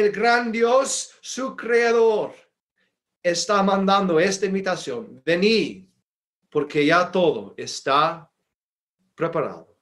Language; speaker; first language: Spanish; non-native, fluent; English